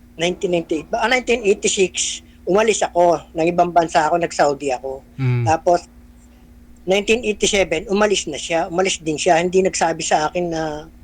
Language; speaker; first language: Filipino; native; Filipino